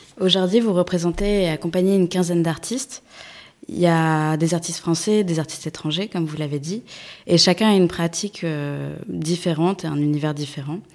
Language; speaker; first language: French; native; French